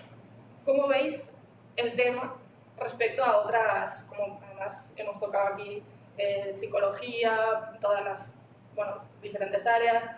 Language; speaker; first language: Spanish; native; Spanish